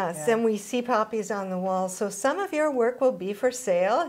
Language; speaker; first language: English; native; English